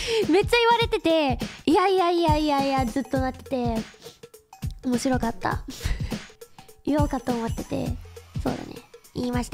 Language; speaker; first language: Japanese; non-native, fluent; English